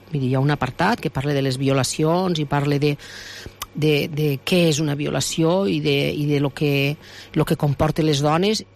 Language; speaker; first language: Catalan; native; Catalan